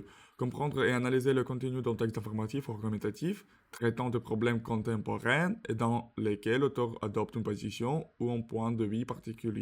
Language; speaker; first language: French; non-native, learner; Russian